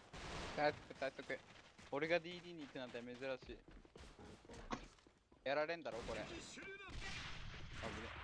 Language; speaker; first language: Japanese; native; Japanese